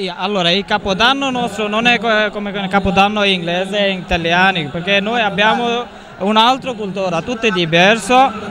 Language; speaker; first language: Italian; non-native, learner; Bangla